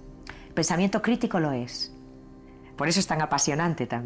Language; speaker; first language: Spanish; native; Spanish